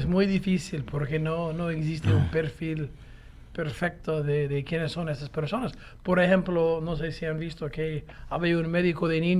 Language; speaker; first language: Spanish; non-native, fluent; English